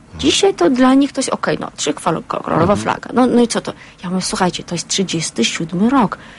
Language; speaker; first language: Polish; non-native, fluent; Azerbaijani